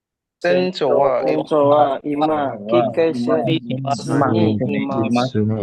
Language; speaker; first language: Japanese; non-native, learner; Indonesian